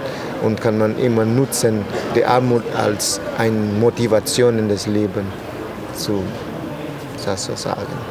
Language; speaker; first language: German; non-native, learner; Spanish